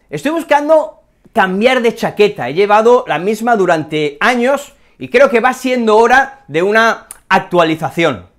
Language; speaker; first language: Spanish; native; Spanish